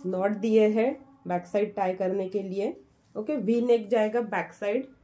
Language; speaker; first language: Hindi; non-native, local second language; Marathi